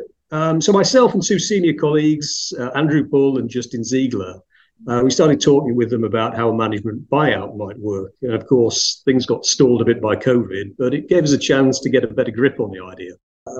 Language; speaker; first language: English; native; English